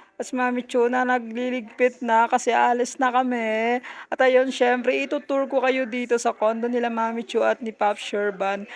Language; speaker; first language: Filipino; non-native, local second language; Hiligaynon